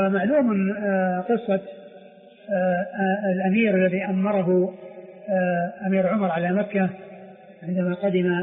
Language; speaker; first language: Arabic; native; Arabic